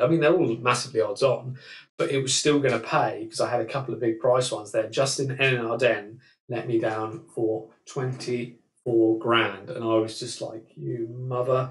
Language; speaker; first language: English; native; English